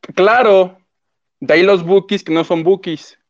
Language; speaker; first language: Spanish; native; Spanish